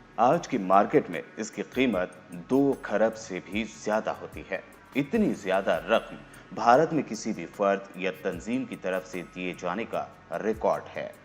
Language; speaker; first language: Urdu; native; Urdu